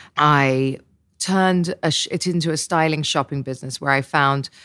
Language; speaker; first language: English; native; English